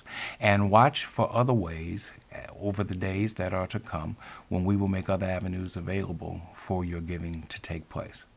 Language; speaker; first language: English; native; English